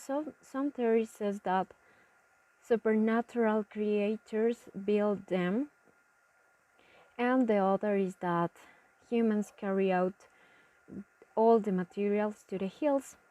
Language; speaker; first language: English; non-native, learner; Spanish